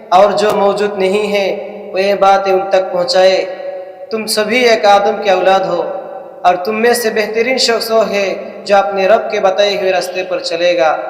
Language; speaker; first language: Urdu; non-native, fluent; Bangla